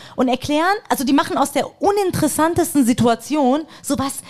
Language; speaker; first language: German; early bilingual, other home language; Persian